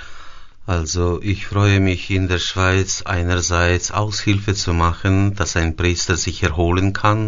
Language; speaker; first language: German; early bilingual, heritage; German